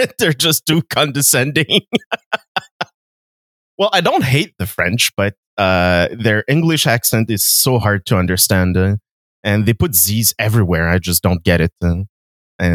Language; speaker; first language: English; non-native, fluent; French